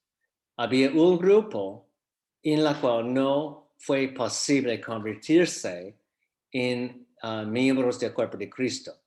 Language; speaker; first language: Spanish; non-native, fluent; English